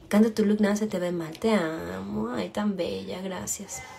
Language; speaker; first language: Spanish; native; Spanish